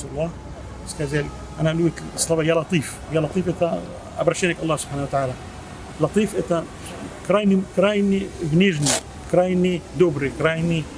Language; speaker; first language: Russian; non-native, fluent; Arabic